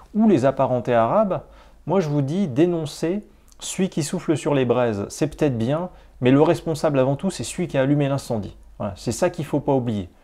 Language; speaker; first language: French; native; French